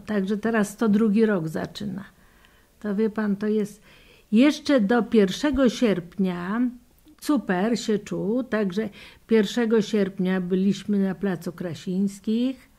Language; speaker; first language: Polish; native; Polish